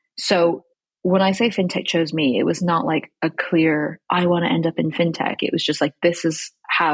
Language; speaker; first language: English; early bilingual, other home language; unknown